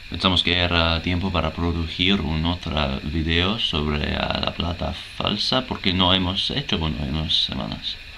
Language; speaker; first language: Spanish; non-native, learner; English